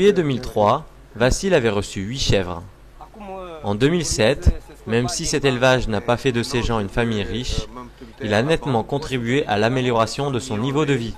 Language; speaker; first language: French; native; French